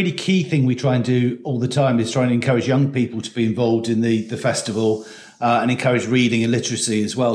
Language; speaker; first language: English; native; English